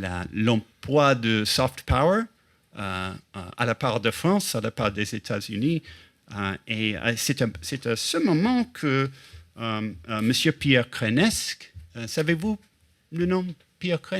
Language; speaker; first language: French; non-native, fluent; English